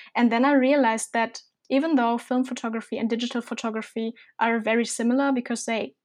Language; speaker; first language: English; non-native, fluent; German